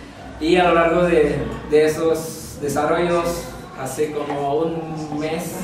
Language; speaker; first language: Spanish; non-native, fluent; Javanese